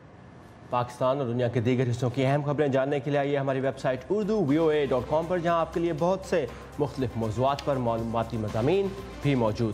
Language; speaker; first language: Urdu; native; Urdu